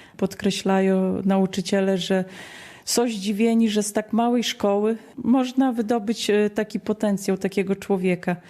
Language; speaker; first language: Polish; native; Polish